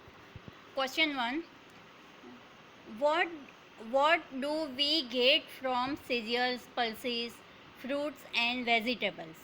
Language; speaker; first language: English; non-native, local second language; Hindi